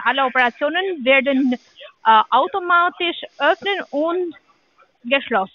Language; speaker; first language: German; non-native, learner; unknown